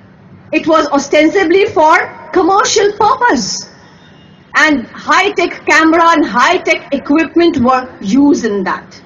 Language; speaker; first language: English; non-native, local second language; Hindi